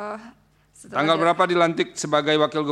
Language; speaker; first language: Indonesian; native; Indonesian